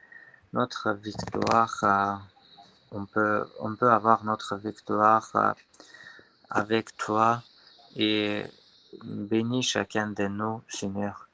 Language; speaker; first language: French; non-native, learner; Armenian